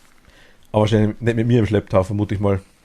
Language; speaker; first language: German; native; German